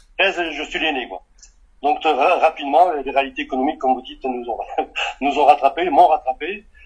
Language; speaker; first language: French; early bilingual, other home language; Portuguese